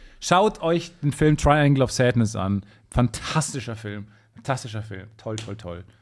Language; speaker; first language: German; native; German